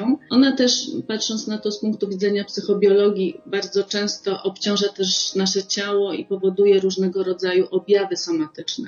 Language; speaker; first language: Polish; native; Polish